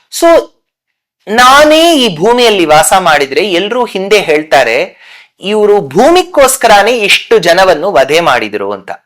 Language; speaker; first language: Kannada; non-native, local second language; Tamil